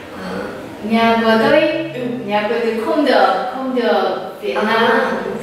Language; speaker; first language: Vietnamese; non-native, learner; Korean